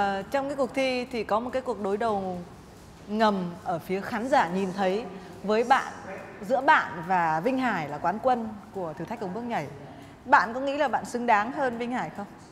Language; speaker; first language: Vietnamese; native; Vietnamese